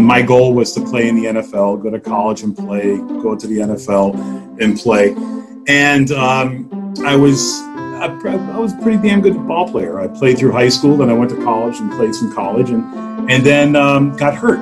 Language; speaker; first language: English; native; English